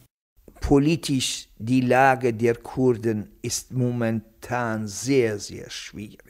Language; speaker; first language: German; non-native, fluent; Kurdish